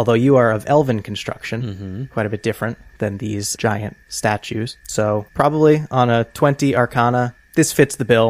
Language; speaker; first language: English; native; English